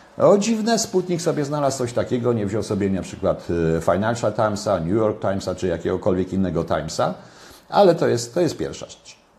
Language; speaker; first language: Polish; native; Polish